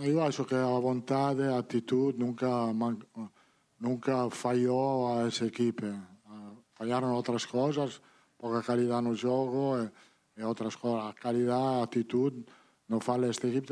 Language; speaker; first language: Portuguese; non-native, learner; Italian